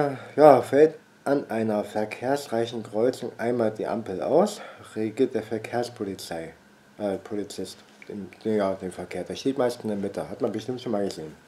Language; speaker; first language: German; native; German